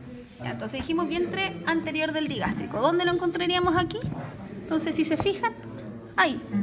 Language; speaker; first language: Spanish; native; Spanish